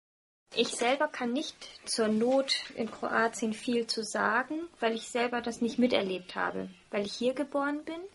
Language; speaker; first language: German; early bilingual, other home language; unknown